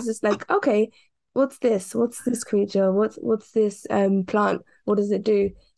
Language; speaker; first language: English; native; English